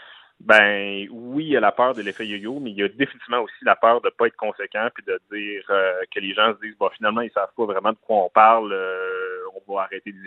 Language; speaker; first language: French; native; French